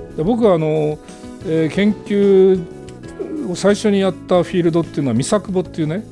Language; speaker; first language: Japanese; native; Japanese